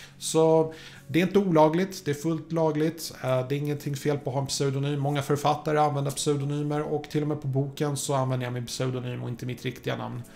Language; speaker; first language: Swedish; early bilingual, other home language; Polish